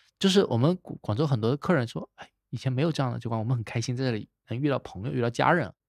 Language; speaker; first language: Chinese; native; Chinese